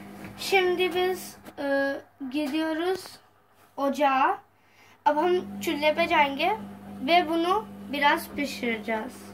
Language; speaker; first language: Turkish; non-native, learner; Urdu